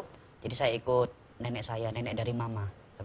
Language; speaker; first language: Indonesian; native; Indonesian